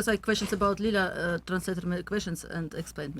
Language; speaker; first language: English; non-native, learner; Russian